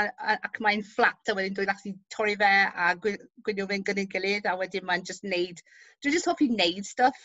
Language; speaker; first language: Welsh; non-native, local second language; English